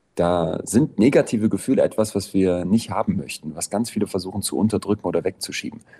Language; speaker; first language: German; native; German